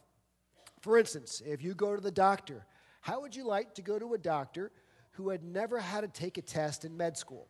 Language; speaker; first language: English; native; English